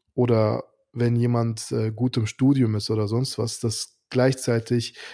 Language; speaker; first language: German; early bilingual, other home language; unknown